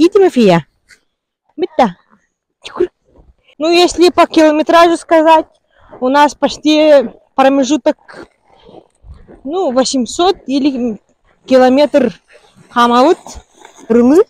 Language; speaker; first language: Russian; non-native, local second language; Yakut